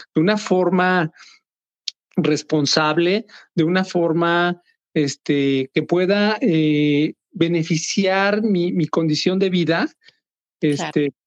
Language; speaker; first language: Spanish; native; Spanish